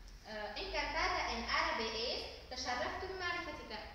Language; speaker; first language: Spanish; non-native, learner; Arabic